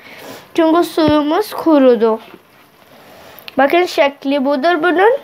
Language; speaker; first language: Turkish; non-native, learner; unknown